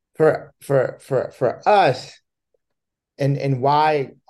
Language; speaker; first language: English; native; English